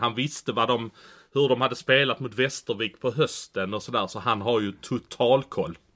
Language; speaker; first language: Swedish; native; Swedish